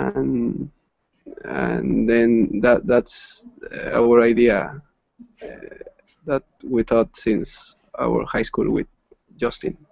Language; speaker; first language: English; non-native, learner; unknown